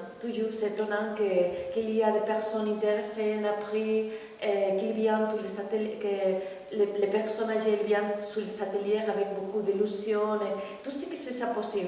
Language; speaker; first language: French; non-native, fluent; Spanish